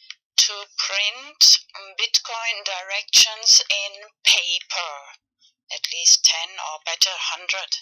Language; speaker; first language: English; non-native, fluent; Spanish